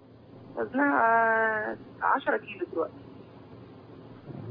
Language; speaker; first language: Arabic; native; Arabic